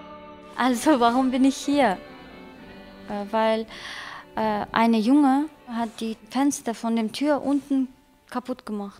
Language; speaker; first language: German; non-native, learner; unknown